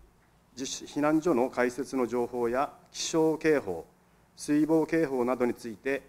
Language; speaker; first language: Japanese; native; Japanese